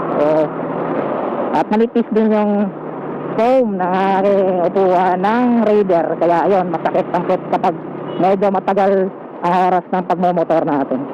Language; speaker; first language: Filipino; non-native, local second language; Cebuano